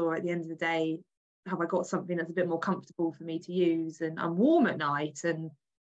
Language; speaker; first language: English; native; English